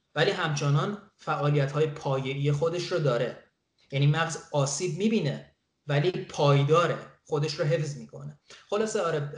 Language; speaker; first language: Persian; native; Persian